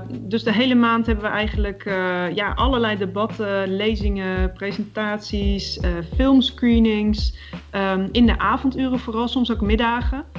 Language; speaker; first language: Dutch; native; Dutch